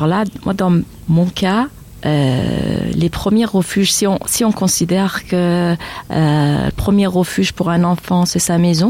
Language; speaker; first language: French; non-native, fluent; Persian